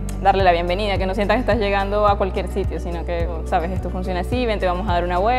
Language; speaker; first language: Spanish; native; Spanish